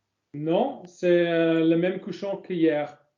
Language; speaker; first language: French; non-native, learner; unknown